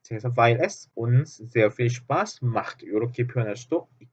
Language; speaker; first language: German; non-native, fluent; Korean